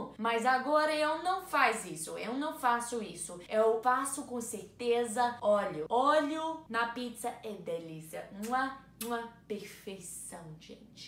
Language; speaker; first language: Portuguese; non-native, learner; English